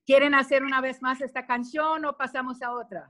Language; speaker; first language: Spanish; non-native, fluent; Portuguese